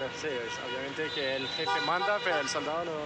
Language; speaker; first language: Spanish; non-native, fluent; French